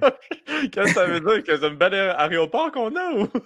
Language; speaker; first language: French; native; French